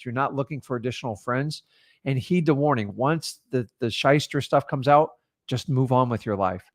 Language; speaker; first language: English; native; English